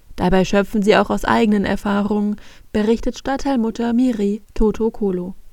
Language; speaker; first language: German; native; German